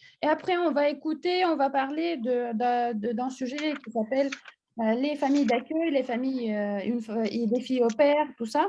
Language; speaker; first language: French; non-native, fluent; Russian